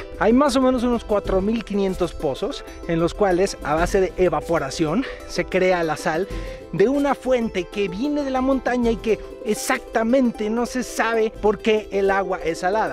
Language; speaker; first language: Spanish; native; Spanish